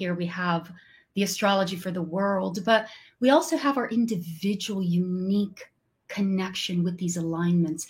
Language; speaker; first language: English; non-native, fluent; Portuguese